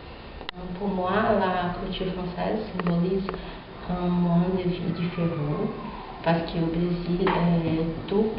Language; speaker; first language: French; non-native, fluent; Portuguese